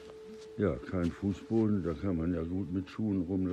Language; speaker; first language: German; native; German